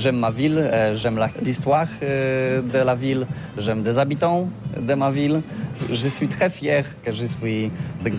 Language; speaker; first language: French; non-native, learner; Polish